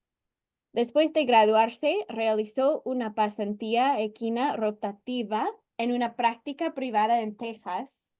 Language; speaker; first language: Spanish; non-native, fluent; English